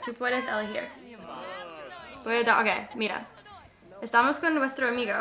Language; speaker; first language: Spanish; non-native, learner; English